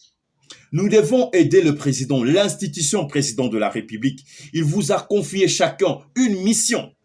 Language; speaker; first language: French; non-native, local second language; Lingala